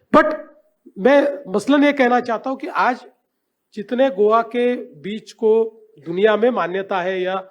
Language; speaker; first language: Hindi; non-native, local second language; Marathi